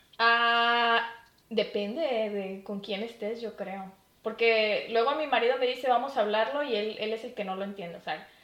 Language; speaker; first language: Spanish; native; Spanish